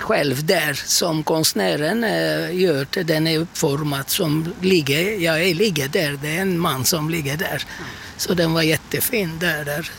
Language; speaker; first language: Swedish; non-native, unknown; Turkish